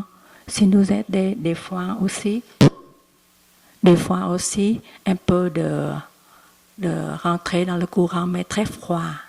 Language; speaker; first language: French; non-native, learner; Vietnamese